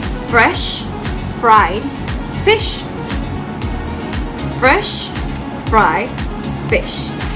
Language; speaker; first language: English; non-native, fluent; Spanish